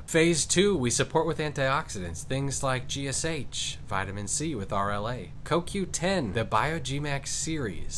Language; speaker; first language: English; native; English